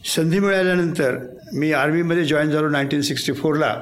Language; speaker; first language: Marathi; native; Marathi